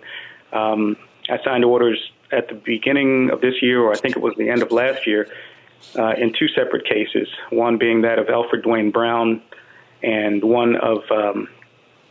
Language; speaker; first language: English; native; English